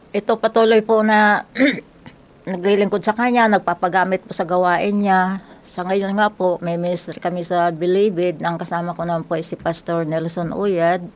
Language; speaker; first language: Filipino; native; Filipino